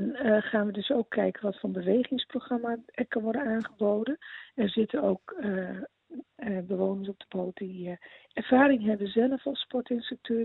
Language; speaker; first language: Dutch; native; Dutch